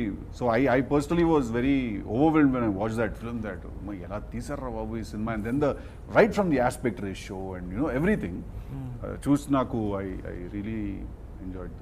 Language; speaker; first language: Telugu; native; Telugu